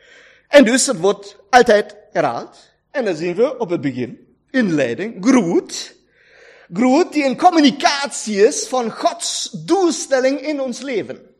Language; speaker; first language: Dutch; non-native, learner; German